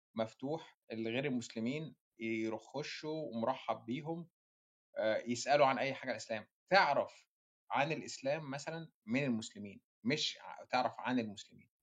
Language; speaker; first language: Arabic; native; Arabic